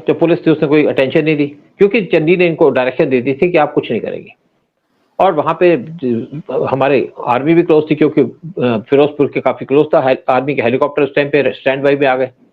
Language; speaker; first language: Hindi; native; Hindi